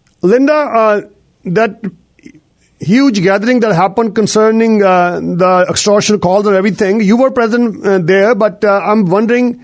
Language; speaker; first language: English; non-native, local second language; Punjabi